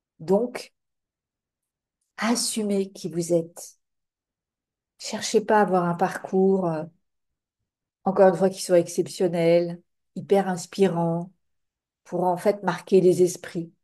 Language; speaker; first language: French; native; French